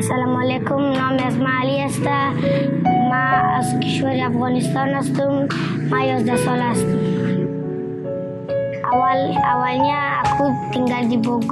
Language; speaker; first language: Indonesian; early bilingual, other home language; Persian